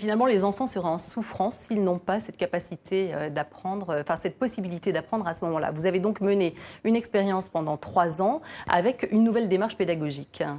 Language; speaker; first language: French; native; French